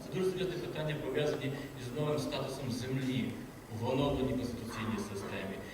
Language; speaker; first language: Ukrainian; native; Ukrainian